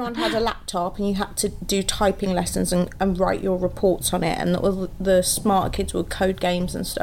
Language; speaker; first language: English; native; English